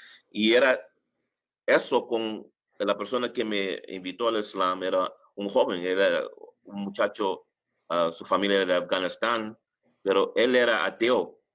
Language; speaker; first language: Spanish; early bilingual, heritage; English